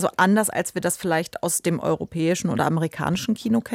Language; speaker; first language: German; native; German